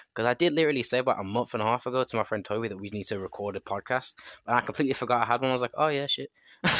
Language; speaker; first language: English; native; English